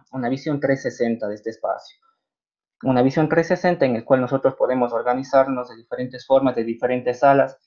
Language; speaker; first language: Spanish; native; Spanish